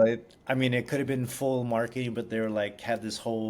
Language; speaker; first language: English; native; English